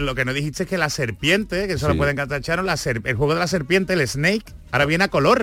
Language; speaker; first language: Spanish; native; Spanish